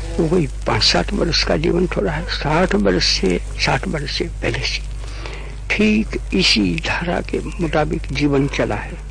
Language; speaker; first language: Hindi; non-native, local second language; Gujarati